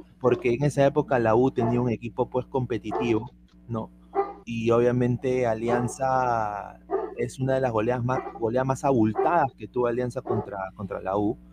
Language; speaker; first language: Spanish; native; Spanish